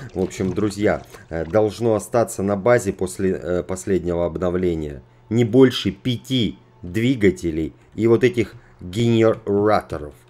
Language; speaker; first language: Russian; native; Russian